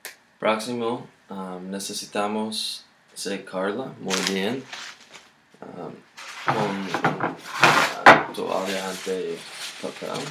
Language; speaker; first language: Spanish; non-native, learner; English